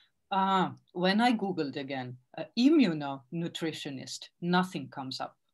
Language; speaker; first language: English; non-native, fluent; Estonian